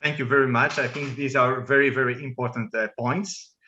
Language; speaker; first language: English; non-native, fluent; Greek